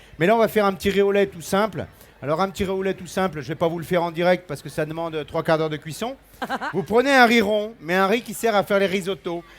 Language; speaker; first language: French; native; French